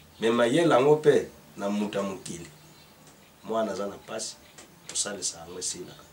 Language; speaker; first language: Lingala; non-native, local second language; Kongo